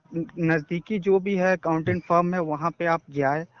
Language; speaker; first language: Hindi; native; Hindi